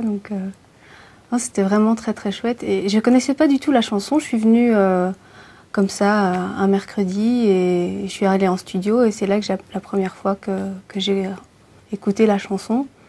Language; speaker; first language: French; early bilingual, other home language; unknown